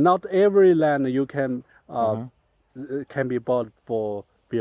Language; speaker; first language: English; non-native, learner; Chinese